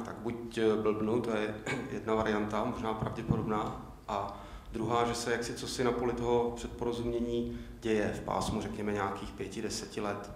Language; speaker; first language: Czech; native; Czech